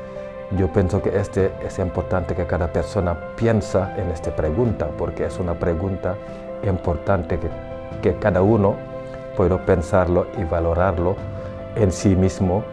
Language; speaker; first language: Spanish; non-native, fluent; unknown